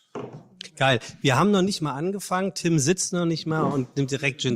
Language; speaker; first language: German; native; German